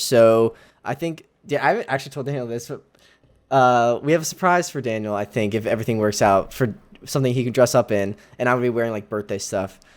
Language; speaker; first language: English; native; English